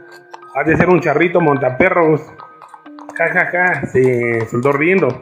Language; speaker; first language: Spanish; native; Spanish